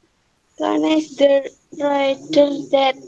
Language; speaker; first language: English; non-native, learner; Indonesian